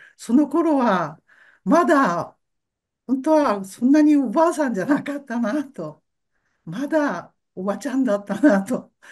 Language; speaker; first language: Japanese; native; Japanese